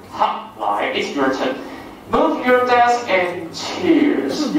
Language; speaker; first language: English; non-native, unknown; Chinese